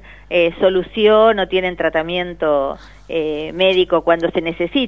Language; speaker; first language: Spanish; native; Spanish